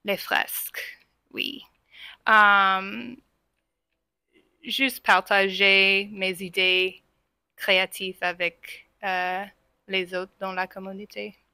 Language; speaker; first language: French; non-native, fluent; English